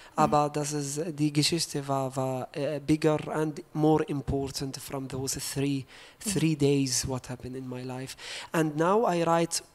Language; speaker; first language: English; non-native, learner; Arabic